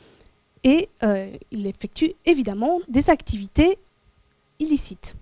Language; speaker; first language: French; non-native, fluent; Romanian